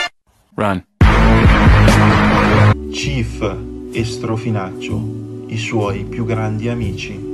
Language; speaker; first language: Italian; native; Italian